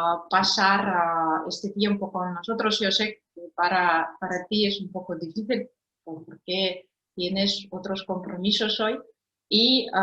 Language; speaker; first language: Spanish; non-native, fluent; Russian